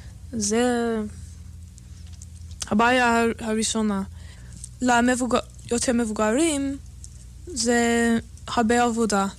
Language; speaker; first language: Hebrew; non-native, fluent; English